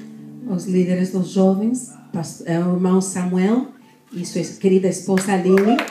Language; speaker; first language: Portuguese; non-native, fluent; Spanish